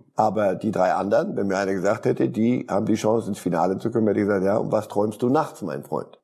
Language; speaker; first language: German; early bilingual, other home language; Polish